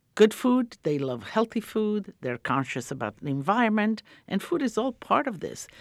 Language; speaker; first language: English; early bilingual, other home language; Croatian